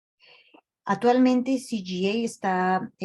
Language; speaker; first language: Portuguese; non-native, fluent; Spanish